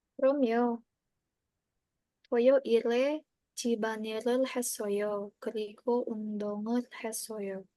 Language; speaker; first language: Korean; non-native, learner; Indonesian